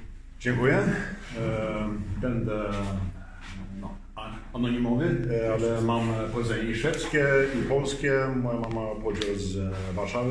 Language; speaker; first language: Polish; early bilingual, heritage; Swedish